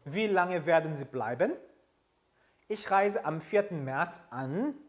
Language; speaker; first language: German; non-native, fluent; Korean